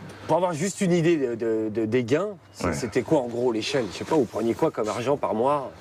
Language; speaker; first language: French; native; French